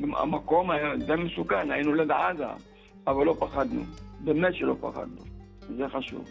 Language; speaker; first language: Hebrew; early bilingual, other home language; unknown